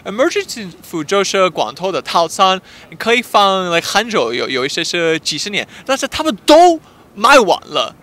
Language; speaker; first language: Chinese; non-native, fluent; English